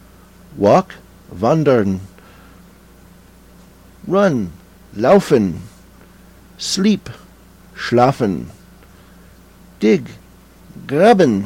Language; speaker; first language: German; non-native, learner; English